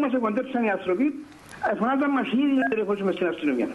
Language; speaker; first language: Greek; native; Greek